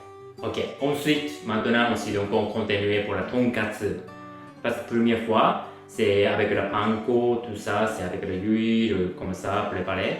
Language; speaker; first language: French; non-native, learner; Japanese